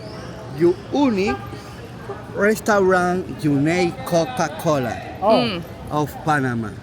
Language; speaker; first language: English; non-native, learner; Spanish